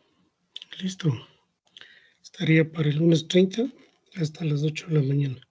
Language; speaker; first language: Spanish; native; Spanish